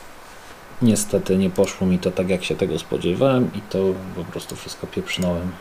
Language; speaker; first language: Polish; native; Polish